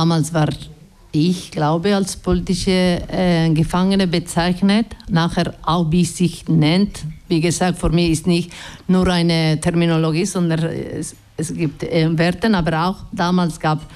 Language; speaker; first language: German; non-native, learner; Basque